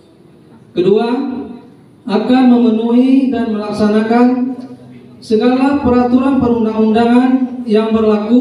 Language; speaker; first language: Indonesian; non-native, local second language; Minangkabau